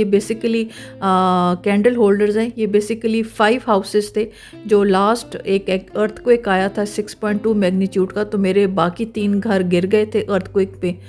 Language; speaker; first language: Urdu; native; Urdu